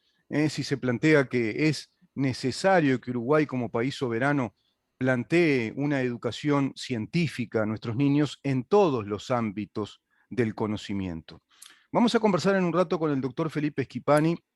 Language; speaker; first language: Spanish; native; Spanish